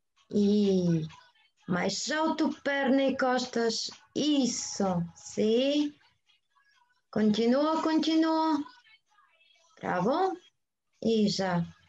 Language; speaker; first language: Portuguese; non-native, learner; Bulgarian